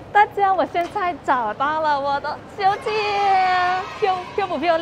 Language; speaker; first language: Chinese; non-native, fluent; Thai